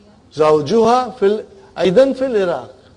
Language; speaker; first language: Arabic; non-native, fluent; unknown